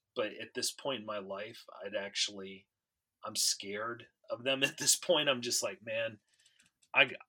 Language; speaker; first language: English; native; English